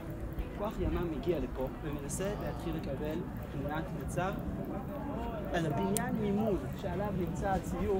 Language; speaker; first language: Hebrew; native; Hebrew